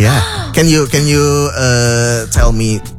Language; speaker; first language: English; non-native, learner; Indonesian